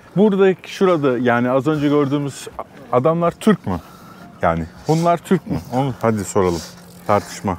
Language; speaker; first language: Turkish; native; Turkish